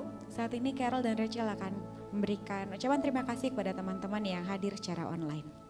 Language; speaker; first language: Indonesian; native; Indonesian